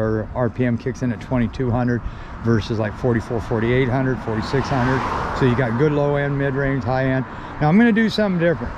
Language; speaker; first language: English; native; English